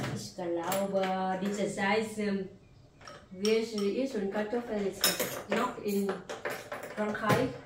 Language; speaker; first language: German; non-native, learner; Vietnamese